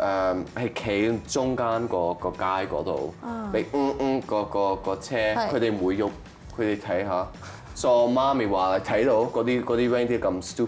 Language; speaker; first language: Cantonese; non-native, local second language; French